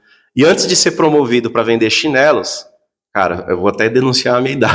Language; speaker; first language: Portuguese; native; Portuguese